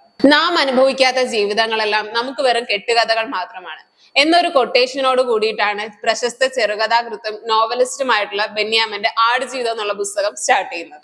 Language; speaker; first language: Malayalam; native; Malayalam